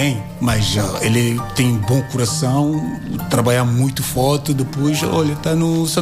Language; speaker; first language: Portuguese; non-native, learner; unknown